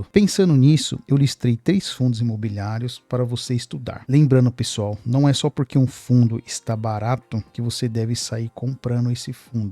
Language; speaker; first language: Portuguese; native; Portuguese